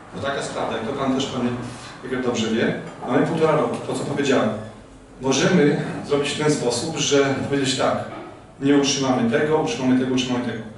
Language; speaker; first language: Polish; native; Polish